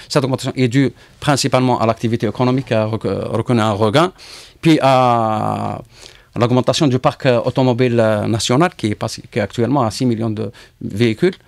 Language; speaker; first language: French; non-native, local second language; Arabic